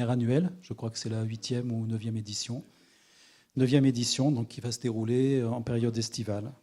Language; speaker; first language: French; native; French